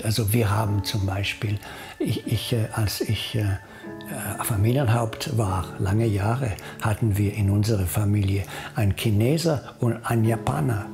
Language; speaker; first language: German; non-native, fluent; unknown